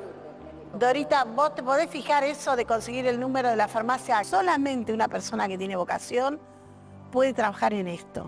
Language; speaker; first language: Spanish; native; Spanish